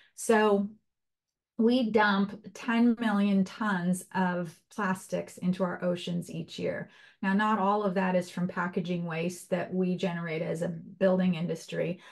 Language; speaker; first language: English; native; English